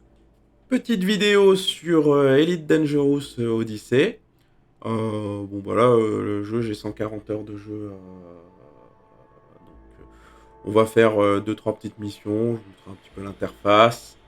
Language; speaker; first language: French; native; French